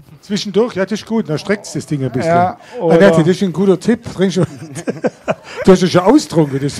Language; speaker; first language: German; native; German